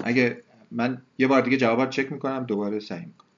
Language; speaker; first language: Persian; native; Persian